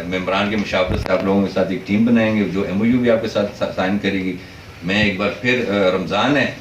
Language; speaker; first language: Urdu; non-native, local second language; Northern Hindko